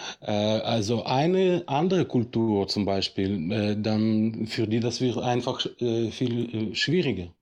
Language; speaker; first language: German; non-native, fluent; Russian